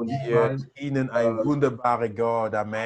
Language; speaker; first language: German; non-native, fluent; French